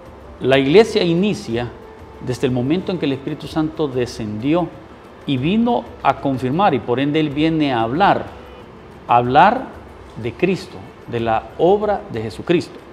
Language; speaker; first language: Spanish; native; Spanish